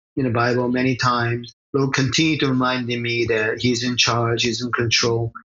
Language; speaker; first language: English; early bilingual, other home language; Korean